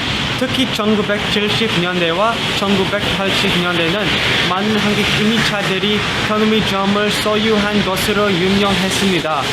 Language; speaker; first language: Korean; early bilingual, other home language; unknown